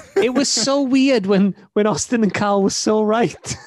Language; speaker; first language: English; native; English